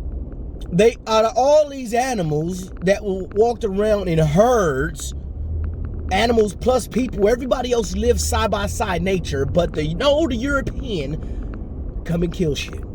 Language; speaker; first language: English; native; English